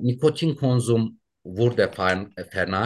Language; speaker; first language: German; non-native, learner; Turkish